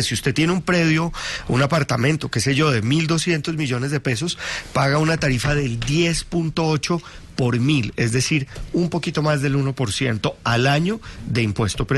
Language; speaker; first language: Spanish; native; Spanish